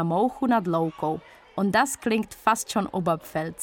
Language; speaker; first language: German; native; German